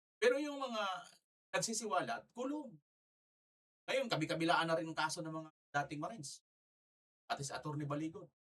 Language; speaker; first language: Filipino; non-native, local second language; Waray